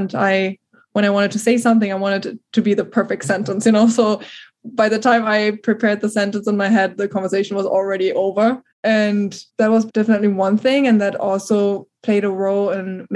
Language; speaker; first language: English; non-native, fluent; German